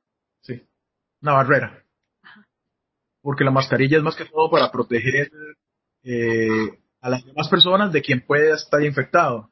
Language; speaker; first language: Spanish; native; Spanish